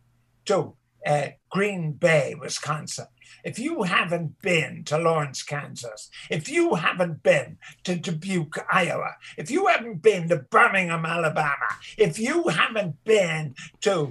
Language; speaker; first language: English; native; English